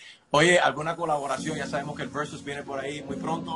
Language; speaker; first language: Spanish; early bilingual, heritage; Spanish